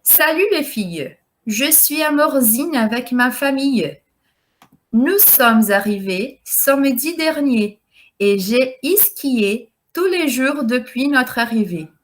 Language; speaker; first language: French; non-native, fluent; Portuguese